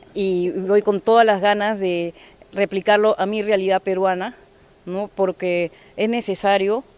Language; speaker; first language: Spanish; native; Spanish